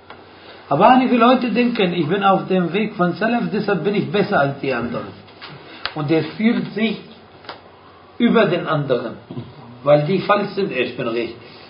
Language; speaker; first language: German; non-native, fluent; Arabic